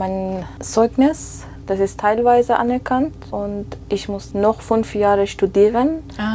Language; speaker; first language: German; non-native, fluent; Persian